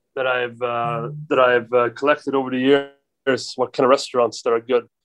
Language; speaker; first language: English; non-native, fluent; Swedish